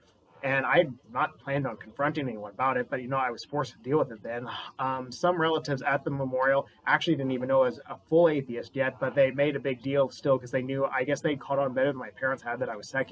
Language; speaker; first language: English; native; English